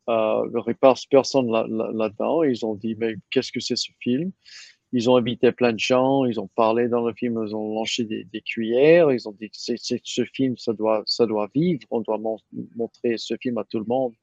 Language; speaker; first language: French; non-native, learner; English